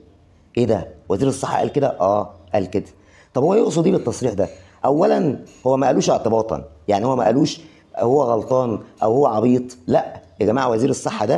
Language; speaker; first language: Arabic; native; Arabic